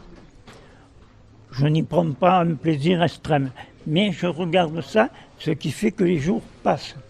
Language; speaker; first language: French; native; French